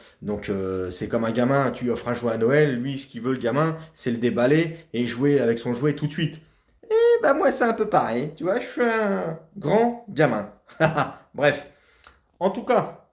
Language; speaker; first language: French; native; French